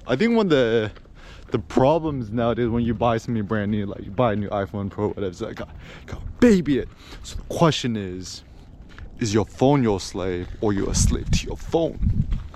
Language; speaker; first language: English; early bilingual, other home language; Korean